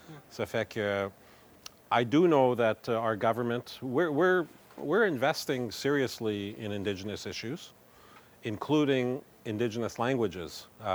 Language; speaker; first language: English; non-native, local second language; French